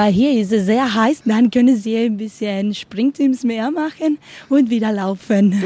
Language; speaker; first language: German; non-native, learner; Spanish